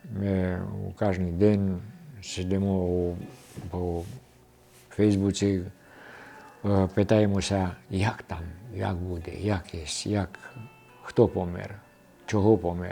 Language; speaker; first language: Ukrainian; early bilingual, heritage; Ukrainian